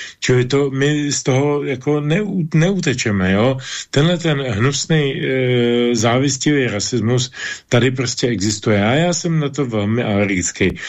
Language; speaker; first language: Czech; native; Czech